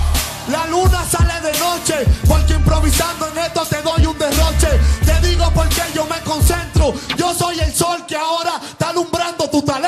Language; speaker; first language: Spanish; native; Spanish